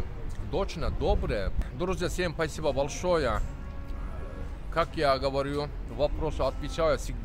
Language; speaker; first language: Russian; non-native, learner; Turkish